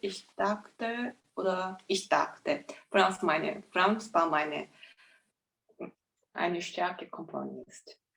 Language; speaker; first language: German; non-native, fluent; Korean